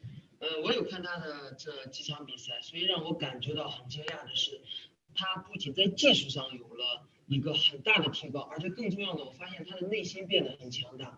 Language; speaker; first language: Chinese; native; Chinese